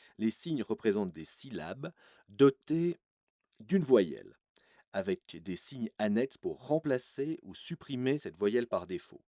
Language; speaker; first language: French; native; French